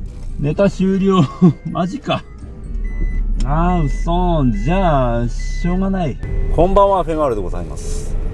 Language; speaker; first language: Japanese; native; Japanese